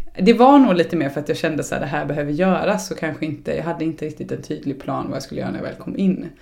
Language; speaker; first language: Swedish; native; Swedish